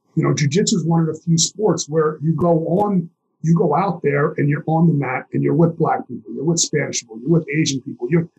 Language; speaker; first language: English; native; English